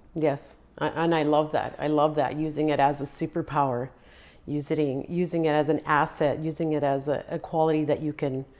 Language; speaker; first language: English; non-native, fluent; Croatian